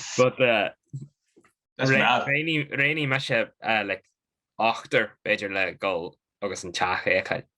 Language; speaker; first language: Irish; native; Irish